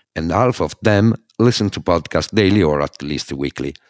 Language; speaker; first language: English; non-native, fluent; Italian